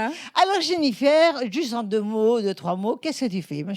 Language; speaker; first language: French; native; French